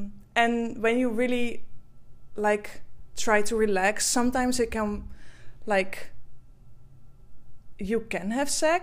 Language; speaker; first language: English; non-native, fluent; Dutch